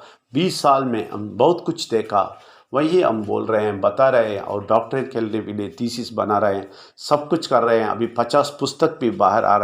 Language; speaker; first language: Hindi; non-native, local second language; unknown